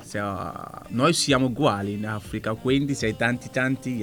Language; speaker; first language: Italian; non-native, learner; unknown